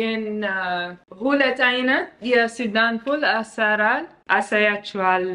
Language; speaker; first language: Amharic; non-native, learner; Arabic